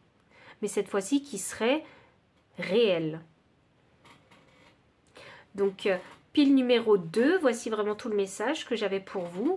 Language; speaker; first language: French; native; French